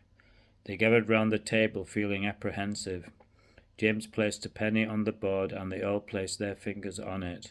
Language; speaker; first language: English; native; English